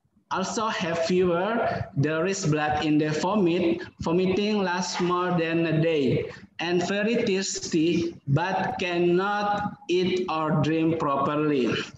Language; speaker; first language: English; non-native, fluent; Indonesian